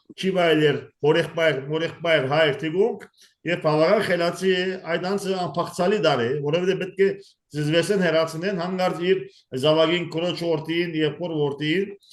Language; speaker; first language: Armenian; early bilingual, heritage; Armenian